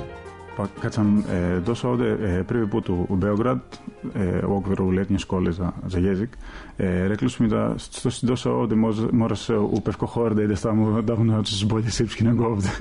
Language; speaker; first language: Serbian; non-native, fluent; Greek